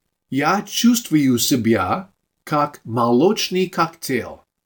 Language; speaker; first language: Russian; non-native, fluent; English